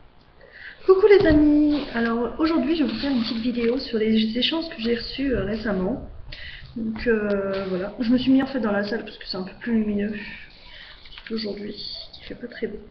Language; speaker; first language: French; native; French